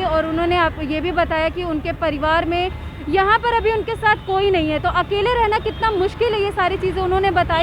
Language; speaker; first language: Hindi; native; Hindi